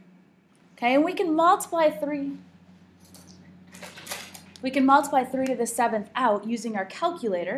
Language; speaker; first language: English; native; English